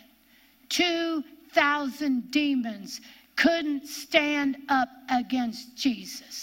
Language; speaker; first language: English; native; English